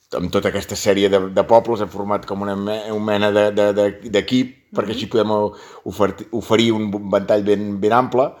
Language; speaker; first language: Catalan; native; Catalan